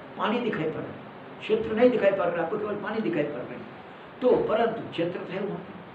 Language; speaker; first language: Hindi; non-native, local second language; Malayalam